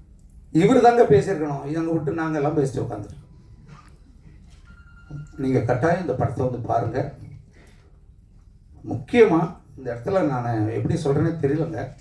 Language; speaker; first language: Tamil; native; Tamil